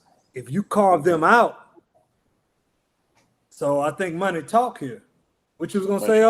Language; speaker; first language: English; native; English